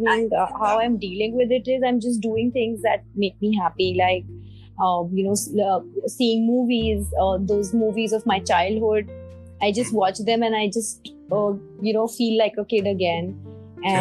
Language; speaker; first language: English; non-native, local second language; Hindi